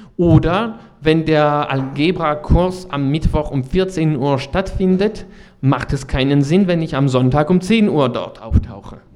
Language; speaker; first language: German; non-native, fluent; French